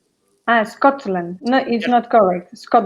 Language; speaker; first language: English; non-native, learner; Spanish